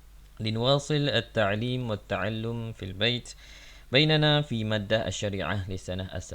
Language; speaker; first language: Arabic; non-native, fluent; Malay